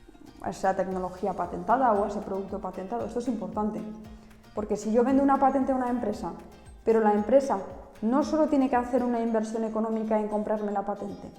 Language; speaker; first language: Spanish; native; Spanish